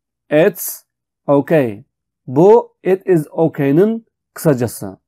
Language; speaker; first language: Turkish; non-native, fluent; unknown